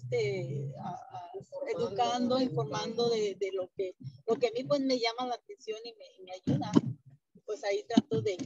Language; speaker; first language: Spanish; native; Spanish